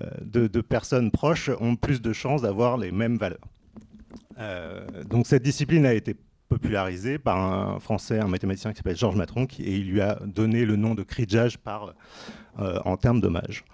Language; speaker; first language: French; native; French